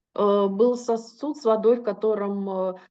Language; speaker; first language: Russian; native; Russian